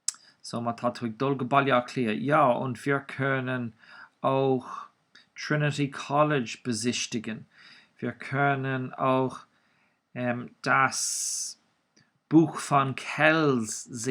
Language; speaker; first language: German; non-native, fluent; Irish